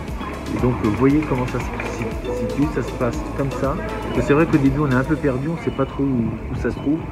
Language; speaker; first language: French; native; French